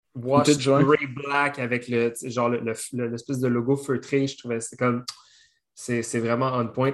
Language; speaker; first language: French; native; French